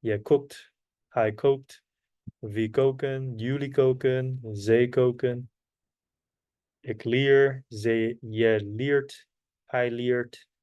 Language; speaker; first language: Dutch; non-native, learner; Korean